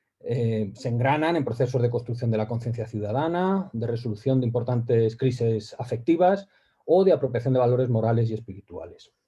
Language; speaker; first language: Spanish; native; Spanish